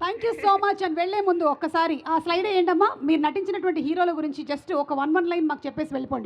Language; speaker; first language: Telugu; native; Telugu